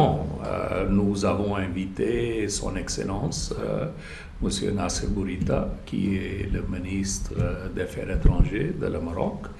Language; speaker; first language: French; non-native, fluent; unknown